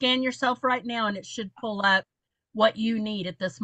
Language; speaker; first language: English; native; English